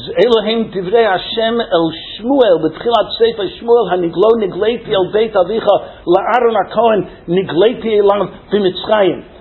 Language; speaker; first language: Hebrew; non-native, fluent; English